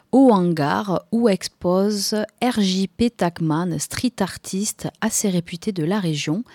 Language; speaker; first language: French; native; French